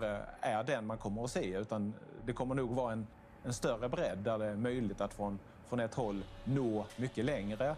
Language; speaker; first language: Swedish; native; Swedish